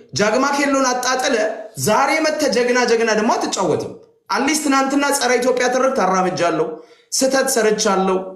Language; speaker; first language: Amharic; native; Amharic